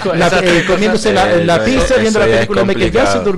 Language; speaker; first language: Spanish; native; Spanish